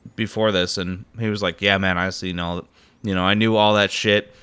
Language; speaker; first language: English; native; English